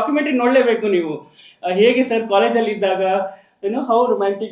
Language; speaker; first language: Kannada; non-native, local second language; Urdu